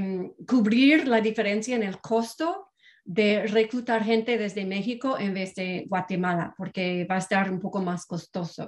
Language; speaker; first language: Spanish; non-native, fluent; English